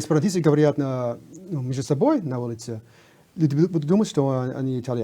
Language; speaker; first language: Russian; non-native, fluent; English